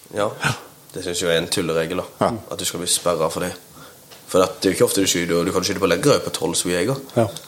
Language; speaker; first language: Norwegian; native; Norwegian